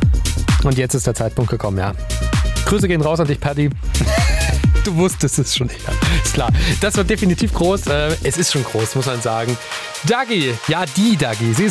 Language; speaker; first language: German; native; German